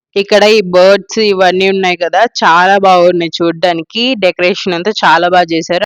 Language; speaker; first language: Telugu; non-native, local second language; Tamil